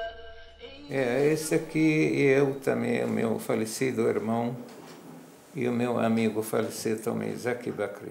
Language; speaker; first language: Portuguese; non-native, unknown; Arabic